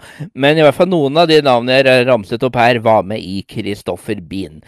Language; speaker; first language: Norwegian; native; Norwegian